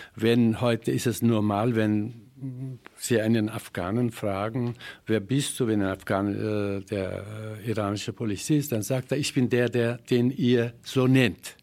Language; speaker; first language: German; non-native, fluent; Persian